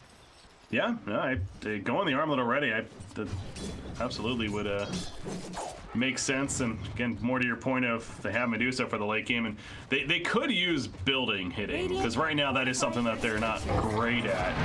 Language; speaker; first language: English; native; English